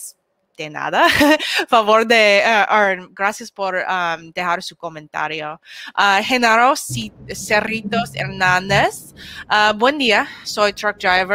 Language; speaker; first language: Spanish; non-native, learner; English